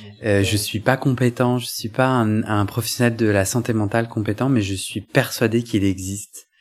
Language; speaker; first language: French; native; French